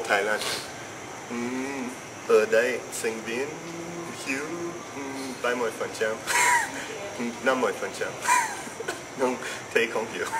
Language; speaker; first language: Vietnamese; non-native, learner; English